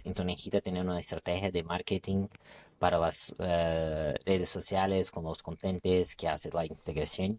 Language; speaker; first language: Spanish; non-native, local second language; Portuguese